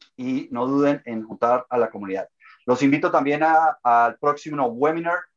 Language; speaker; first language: Spanish; native; Spanish